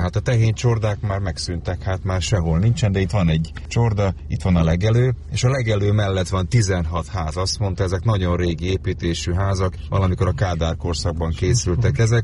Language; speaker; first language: Hungarian; native; Hungarian